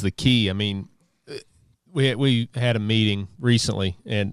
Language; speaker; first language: English; native; English